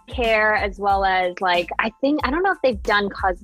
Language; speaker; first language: English; native; English